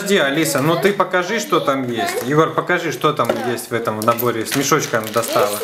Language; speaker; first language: Russian; native; Russian